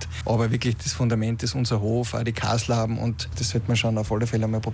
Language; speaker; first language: German; native; German